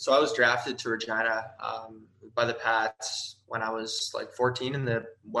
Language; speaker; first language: English; native; English